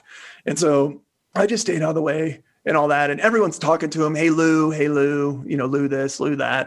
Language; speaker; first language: English; native; English